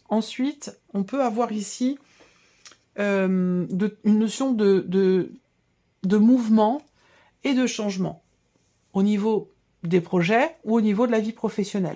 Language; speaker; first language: French; native; French